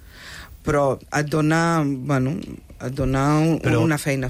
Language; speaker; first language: Catalan; native; Catalan